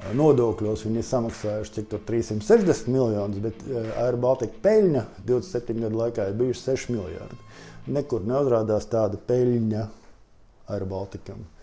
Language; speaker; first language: Latvian; non-native, local second language; Russian